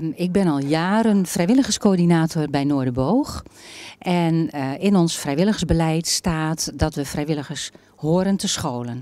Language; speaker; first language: Dutch; native; Dutch